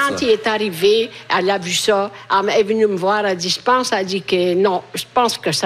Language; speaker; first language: French; non-native, fluent; Italian